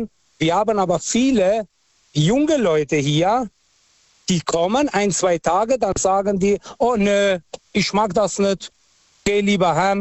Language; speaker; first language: German; non-native, fluent; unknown